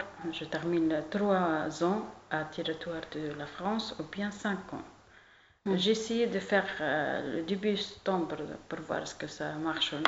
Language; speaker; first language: French; non-native, learner; Arabic